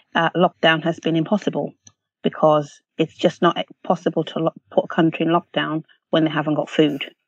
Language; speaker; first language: English; non-native, local second language; Nyanja